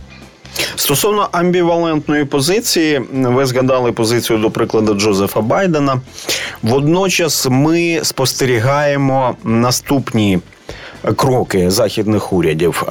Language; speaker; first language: Ukrainian; native; Ukrainian